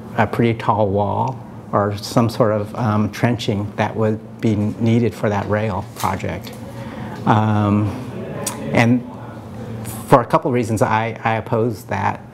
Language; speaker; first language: English; native; English